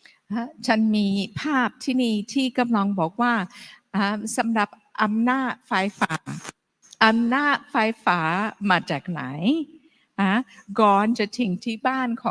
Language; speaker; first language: Thai; non-native, fluent; English